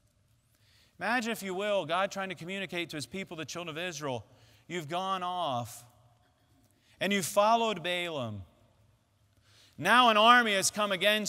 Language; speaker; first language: English; native; English